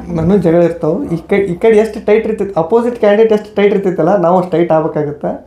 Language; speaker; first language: Kannada; native; Kannada